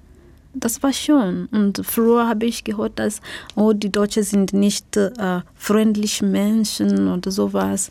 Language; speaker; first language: German; non-native, learner; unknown